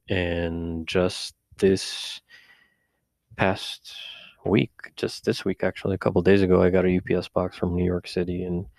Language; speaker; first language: English; early bilingual, other home language; Spanish